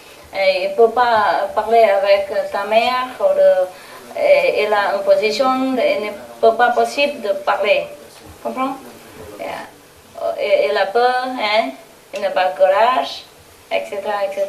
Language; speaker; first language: French; non-native, fluent; Vietnamese